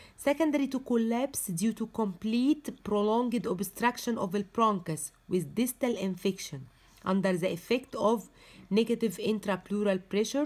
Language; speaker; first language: English; non-native, fluent; Arabic